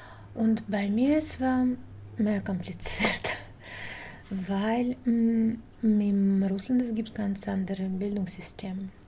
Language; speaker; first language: German; non-native, learner; Russian